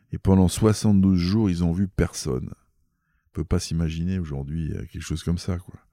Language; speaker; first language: French; native; French